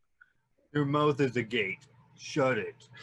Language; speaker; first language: English; native; English